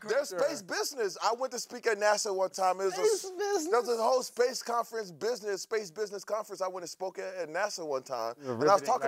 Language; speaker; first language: English; native; English